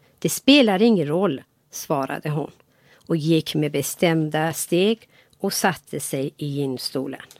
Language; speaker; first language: Swedish; non-native, fluent; Persian